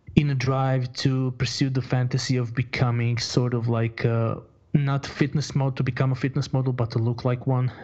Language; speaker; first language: English; non-native, fluent; Croatian